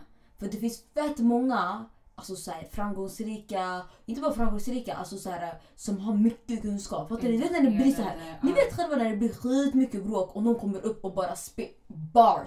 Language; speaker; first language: Swedish; early bilingual, other home language; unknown